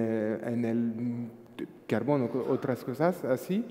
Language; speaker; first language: Spanish; non-native, fluent; French